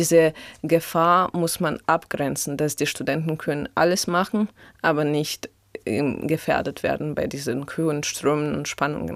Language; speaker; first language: German; non-native, fluent; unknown